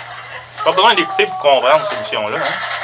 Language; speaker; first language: French; native; French